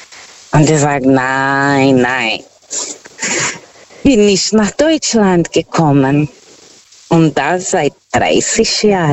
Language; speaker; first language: German; non-native, fluent; Portuguese